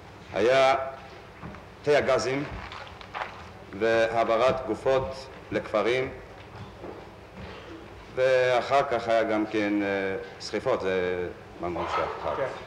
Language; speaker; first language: Hebrew; non-native, fluent; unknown